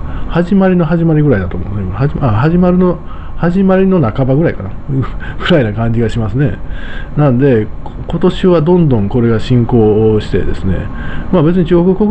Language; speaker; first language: Japanese; native; Japanese